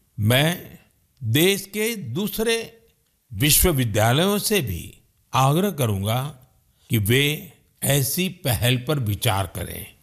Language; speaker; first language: Hindi; non-native, local second language; Gujarati